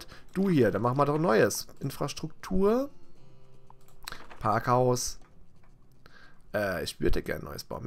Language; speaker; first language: German; native; German